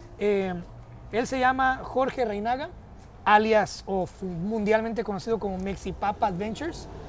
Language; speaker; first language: Spanish; early bilingual, heritage; Spanish